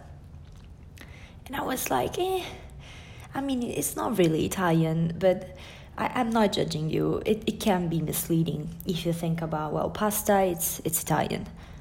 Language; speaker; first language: English; non-native, fluent; Italian